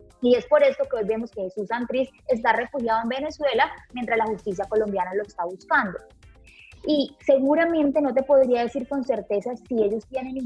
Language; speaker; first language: Spanish; native; Spanish